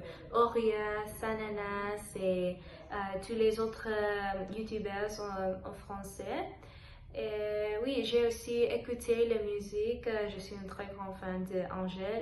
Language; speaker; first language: French; non-native, learner; Telugu